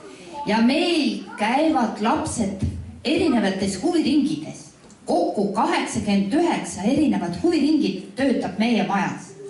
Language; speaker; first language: Estonian; non-native, local second language; Russian